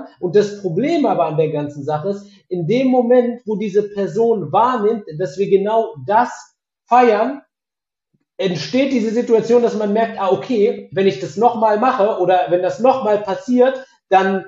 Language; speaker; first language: German; native; German